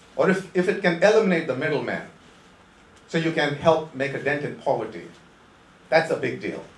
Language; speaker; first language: English; non-native, local second language; Konkani